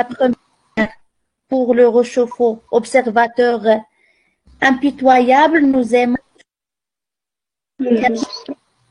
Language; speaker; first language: French; non-native, local second language; Arabic